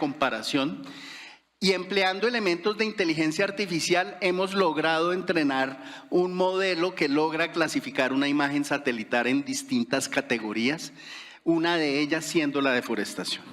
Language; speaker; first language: Spanish; native; Spanish